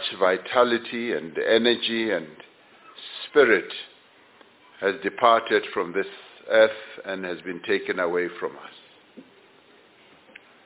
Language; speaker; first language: English; non-native, local second language; Venda